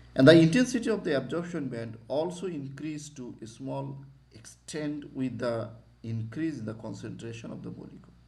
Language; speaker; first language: English; non-native, local second language; Bangla